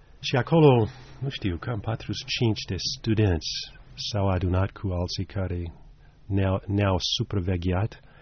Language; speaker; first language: Romanian; non-native, fluent; English